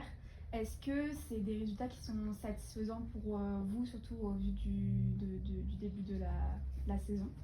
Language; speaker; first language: French; native; French